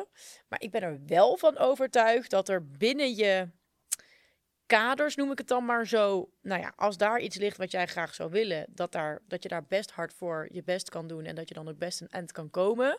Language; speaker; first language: Dutch; native; Dutch